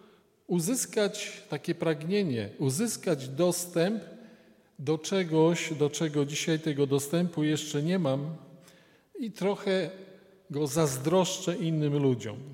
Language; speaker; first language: Polish; native; Polish